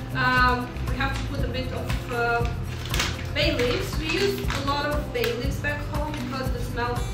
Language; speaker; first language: English; non-native, fluent; Romanian